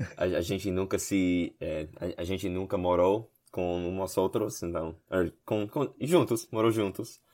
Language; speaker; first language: Portuguese; non-native, learner; English